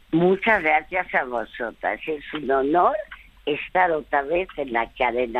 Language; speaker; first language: Spanish; early bilingual, other home language; French